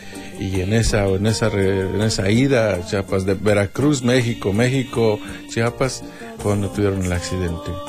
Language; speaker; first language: Spanish; native; Spanish